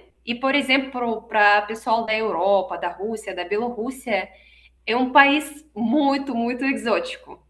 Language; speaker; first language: Portuguese; non-native, fluent; Russian